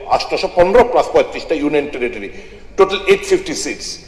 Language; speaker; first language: Hindi; non-native, local second language; Bangla